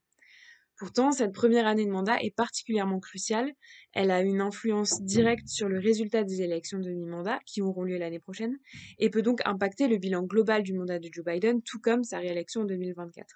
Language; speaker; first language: French; native; French